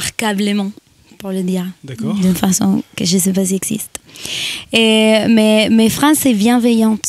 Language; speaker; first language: French; non-native, fluent; Spanish